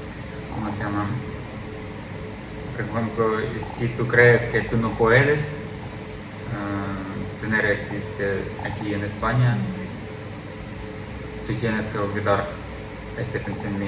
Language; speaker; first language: Spanish; non-native, learner; Ukrainian